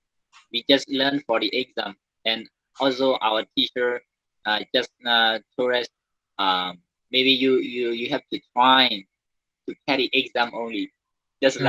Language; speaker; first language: English; non-native, learner; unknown